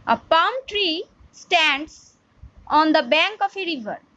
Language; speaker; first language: English; non-native, local second language; Bangla